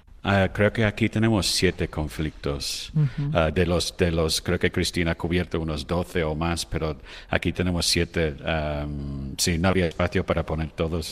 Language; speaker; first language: Spanish; non-native, fluent; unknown